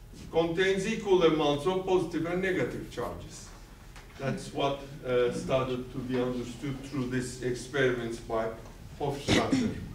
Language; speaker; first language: English; non-native, fluent; Turkish